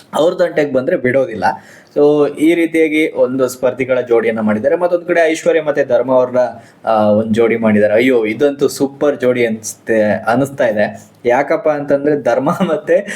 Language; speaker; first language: Kannada; native; Kannada